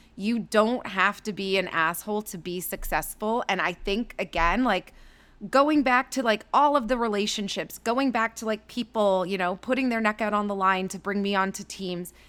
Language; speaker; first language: English; native; English